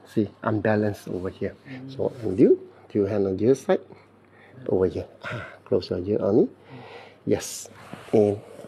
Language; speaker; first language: English; non-native, local second language; Cantonese